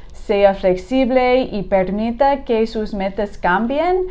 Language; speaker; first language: Spanish; non-native, learner; English